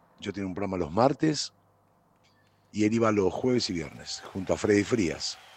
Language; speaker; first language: Spanish; native; Spanish